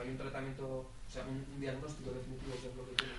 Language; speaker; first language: Spanish; native; Spanish